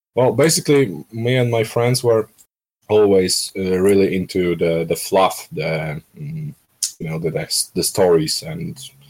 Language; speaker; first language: English; non-native, fluent; Polish